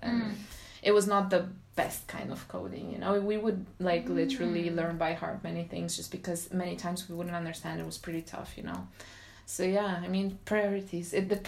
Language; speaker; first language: English; non-native, fluent; Romanian